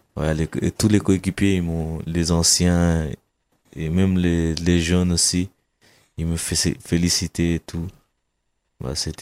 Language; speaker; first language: French; non-native, fluent; Kabuverdianu